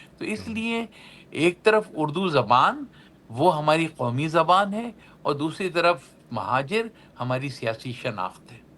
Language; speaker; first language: Urdu; native; Urdu